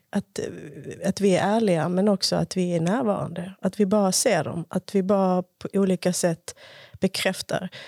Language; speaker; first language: Swedish; early bilingual, other home language; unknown